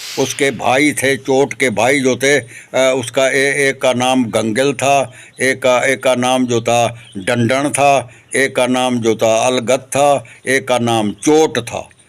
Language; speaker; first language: Urdu; non-native, local second language; Sindhi